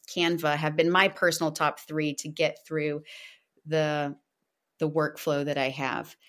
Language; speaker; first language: English; non-native, fluent; Portuguese